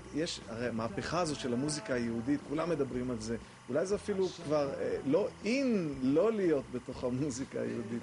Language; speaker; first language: Hebrew; native; Hebrew